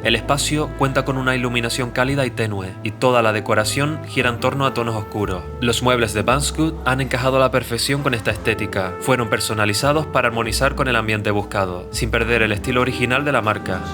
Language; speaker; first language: Spanish; native; Spanish